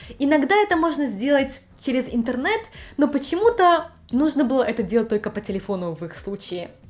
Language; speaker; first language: Russian; native; Russian